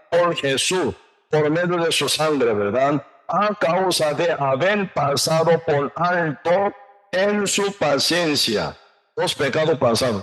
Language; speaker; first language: Spanish; non-native, learner; Korean